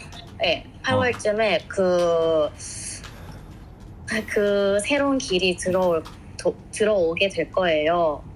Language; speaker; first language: Korean; non-native, fluent; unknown